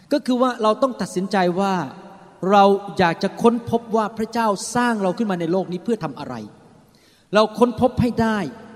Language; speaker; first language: Thai; early bilingual, heritage; Thai